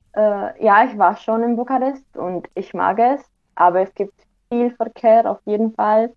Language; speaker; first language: German; non-native, fluent; Romanian